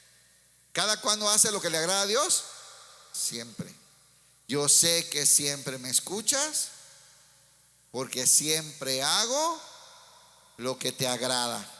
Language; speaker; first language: Spanish; native; Spanish